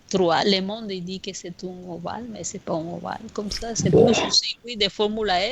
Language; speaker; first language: French; non-native, fluent; Spanish